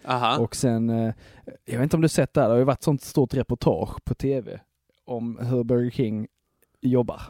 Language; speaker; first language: Swedish; native; Swedish